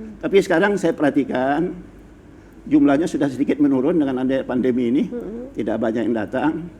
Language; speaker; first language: Indonesian; native; Indonesian